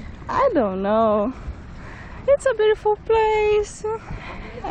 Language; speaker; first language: English; non-native, learner; Portuguese